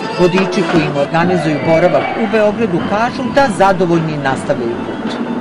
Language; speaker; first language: Serbian; native; Serbian